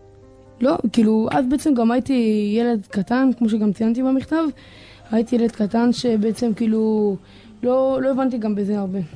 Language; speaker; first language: Hebrew; native; Hebrew